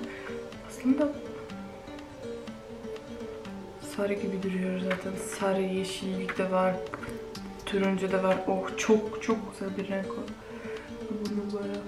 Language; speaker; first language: Turkish; non-native, fluent; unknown